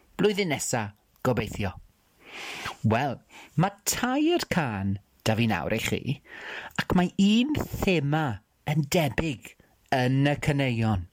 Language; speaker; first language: Welsh; non-native, fluent; English